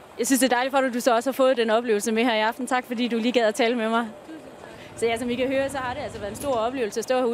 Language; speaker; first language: Danish; native; Danish